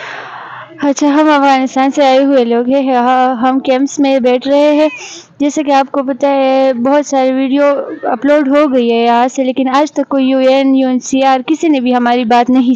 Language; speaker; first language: Hindi; non-native, fluent; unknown